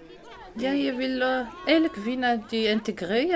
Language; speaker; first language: Danish; non-native, local second language; Arabic